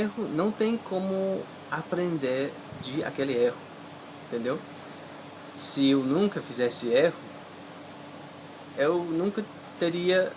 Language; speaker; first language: Portuguese; non-native, fluent; English